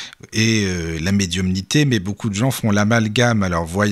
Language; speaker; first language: French; native; French